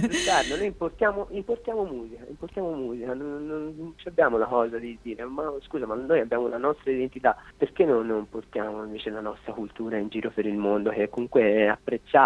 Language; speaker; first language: Italian; native; Italian